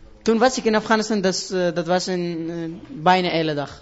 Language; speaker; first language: Dutch; non-native, learner; Persian